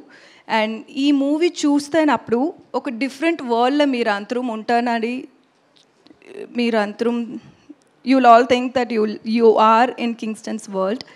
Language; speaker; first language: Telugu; non-native, learner; Tamil